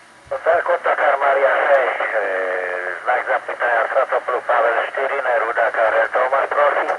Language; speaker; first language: Polish; native; Polish